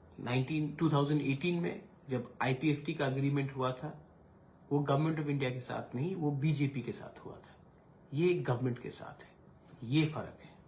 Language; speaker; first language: Hindi; non-native, local second language; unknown